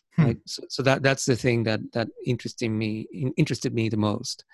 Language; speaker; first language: English; non-native, fluent; Spanish